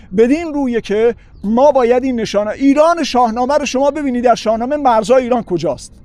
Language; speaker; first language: Persian; native; Persian